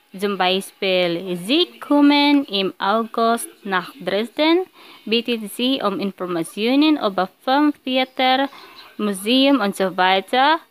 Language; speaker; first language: German; non-native, learner; Filipino